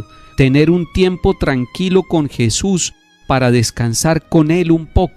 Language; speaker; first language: Spanish; native; Spanish